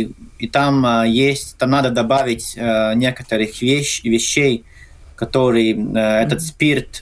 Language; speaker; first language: Russian; non-native, local second language; Latvian